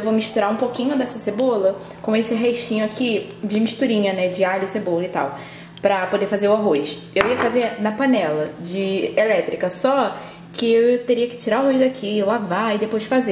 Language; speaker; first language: Portuguese; native; Portuguese